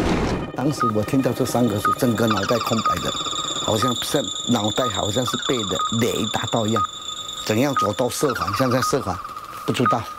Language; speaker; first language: Chinese; non-native, local second language; Min Nan Chinese